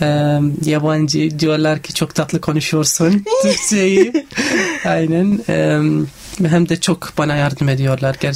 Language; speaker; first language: Turkish; non-native, fluent; Arabic